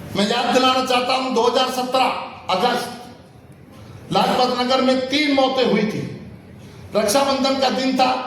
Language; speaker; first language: Hindi; native; Hindi